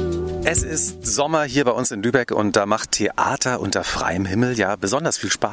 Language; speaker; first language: German; native; German